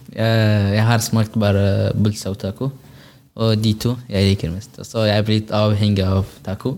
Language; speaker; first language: Norwegian; non-native, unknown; Arabic